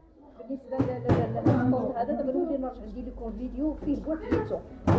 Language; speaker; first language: Arabic; native; Arabic